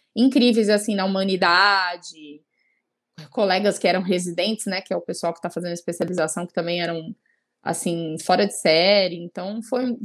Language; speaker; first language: Portuguese; native; Portuguese